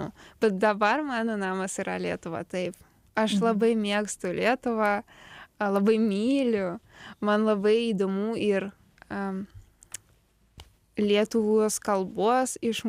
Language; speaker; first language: Lithuanian; non-native, learner; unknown